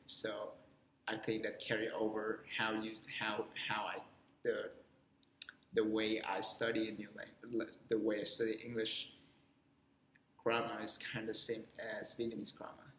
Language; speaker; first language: English; non-native, fluent; Vietnamese